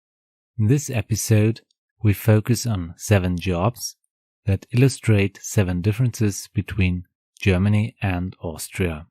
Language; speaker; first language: English; non-native, fluent; German